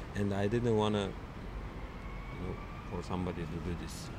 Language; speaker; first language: English; non-native, learner; Uzbek